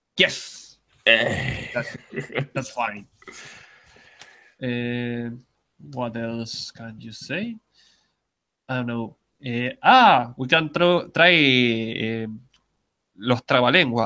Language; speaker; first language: English; non-native, learner; Spanish